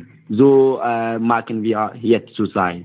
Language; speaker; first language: German; non-native, learner; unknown